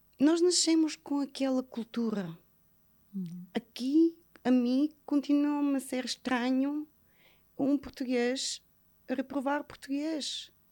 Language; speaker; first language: Portuguese; non-native, fluent; Bulgarian